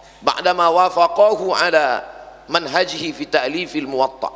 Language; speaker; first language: Arabic; non-native, fluent; Indonesian